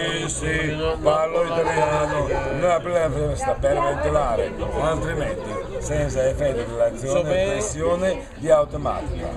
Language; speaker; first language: Italian; non-native, learner; Slovak